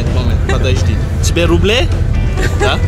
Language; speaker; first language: Russian; non-native, learner; Turkish